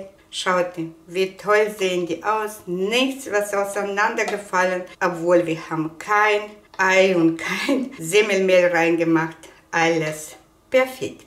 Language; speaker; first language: German; non-native, fluent; Russian